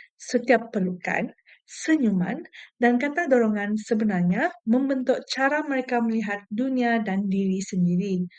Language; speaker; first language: Malay; non-native, local second language; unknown